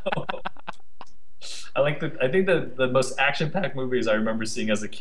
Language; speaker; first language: English; native; English